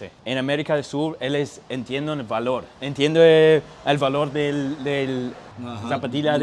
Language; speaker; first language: Portuguese; non-native, fluent; English